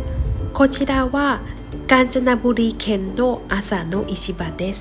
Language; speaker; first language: Japanese; non-native, fluent; Thai